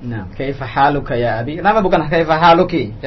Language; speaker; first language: Arabic; non-native, fluent; Indonesian